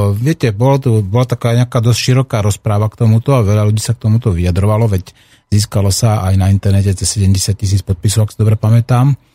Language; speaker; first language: Slovak; native; Slovak